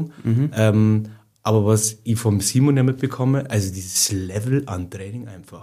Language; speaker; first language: German; native; German